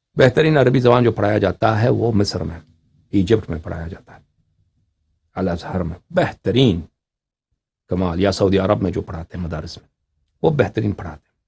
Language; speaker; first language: Urdu; non-native, fluent; Persian